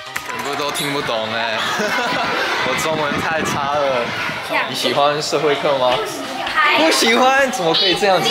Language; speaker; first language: Chinese; early bilingual, heritage; English